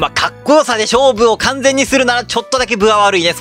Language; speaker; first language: Japanese; native; Japanese